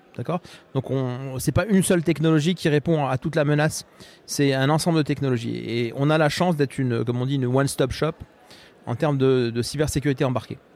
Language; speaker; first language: French; non-native, local second language; Arabic